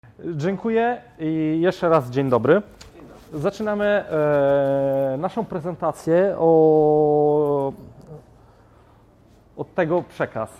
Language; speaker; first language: Polish; non-native, fluent; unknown